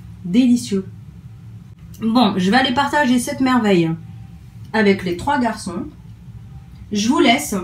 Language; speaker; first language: French; native; French